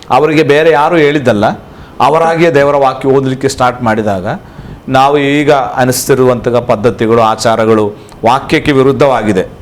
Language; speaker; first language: Kannada; non-native, local second language; Malayalam